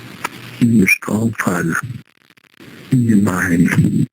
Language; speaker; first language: English; native; English